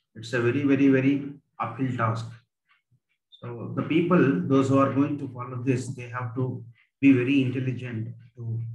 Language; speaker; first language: English; non-native, local second language; Kannada